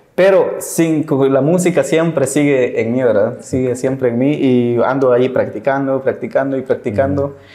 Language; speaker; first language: Spanish; native; Spanish